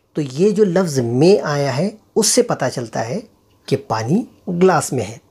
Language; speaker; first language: Urdu; native; Urdu